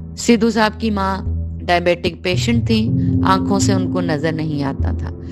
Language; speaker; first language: Urdu; native; Urdu